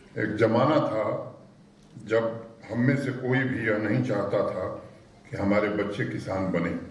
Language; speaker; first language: Hindi; native; Hindi